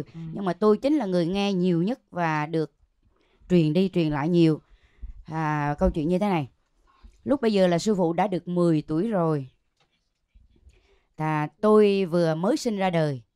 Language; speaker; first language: Vietnamese; native; Vietnamese